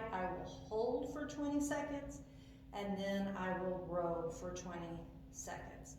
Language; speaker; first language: English; native; English